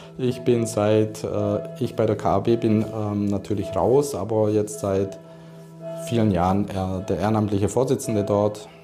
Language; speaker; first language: German; early bilingual, other home language; Hungarian